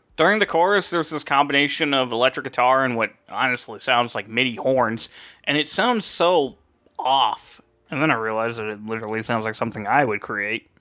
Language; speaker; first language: English; native; English